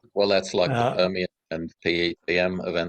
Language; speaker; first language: English; native; English